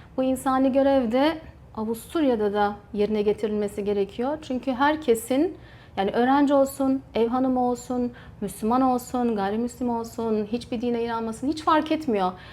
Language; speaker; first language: Turkish; early bilingual, heritage; Turkish